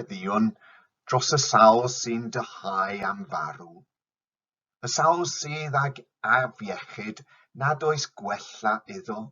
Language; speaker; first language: Welsh; non-native, fluent; English